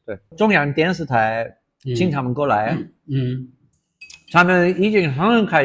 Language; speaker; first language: Chinese; non-native, fluent; English